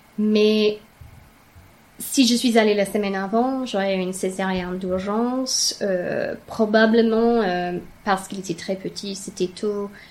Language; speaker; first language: French; non-native, fluent; English